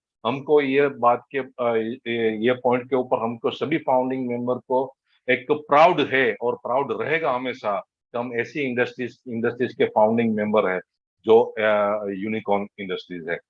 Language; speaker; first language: Hindi; non-native, local second language; Gujarati